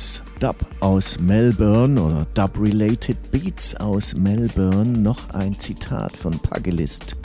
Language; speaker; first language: German; native; German